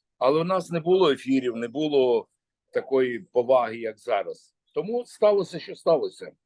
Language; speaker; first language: Ukrainian; native; Ukrainian